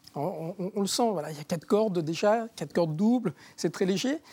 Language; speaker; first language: French; native; French